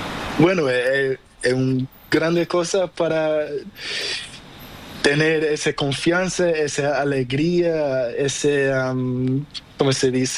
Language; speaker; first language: Spanish; non-native, learner; Portuguese